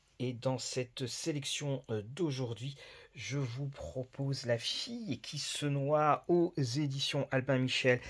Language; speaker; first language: French; native; French